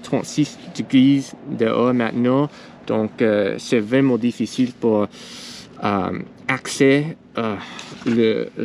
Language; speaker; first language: French; non-native, learner; English